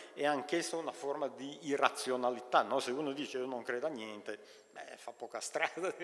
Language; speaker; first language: Italian; native; Italian